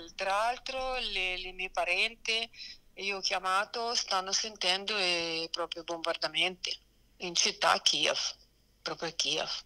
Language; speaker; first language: Italian; non-native, fluent; Ukrainian